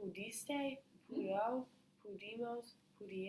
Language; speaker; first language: Spanish; non-native, learner; English